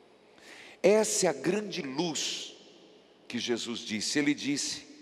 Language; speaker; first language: Portuguese; native; Portuguese